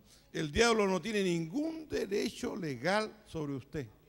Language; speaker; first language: Spanish; native; Spanish